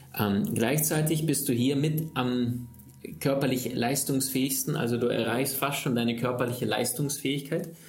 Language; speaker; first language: German; early bilingual, other home language; Russian